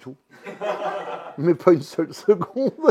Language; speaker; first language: French; native; French